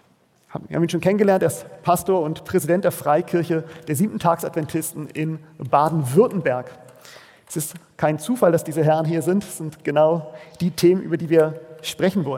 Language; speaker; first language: German; native; German